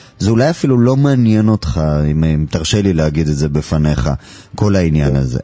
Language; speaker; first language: Hebrew; native; Hebrew